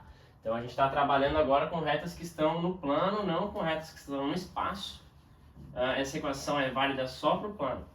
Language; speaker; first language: Portuguese; native; Portuguese